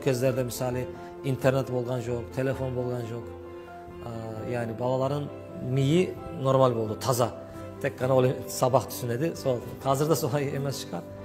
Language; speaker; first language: Kazakh; non-native, learner; Turkish